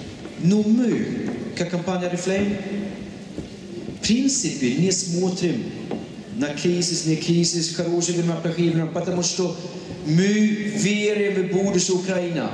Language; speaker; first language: Russian; non-native, fluent; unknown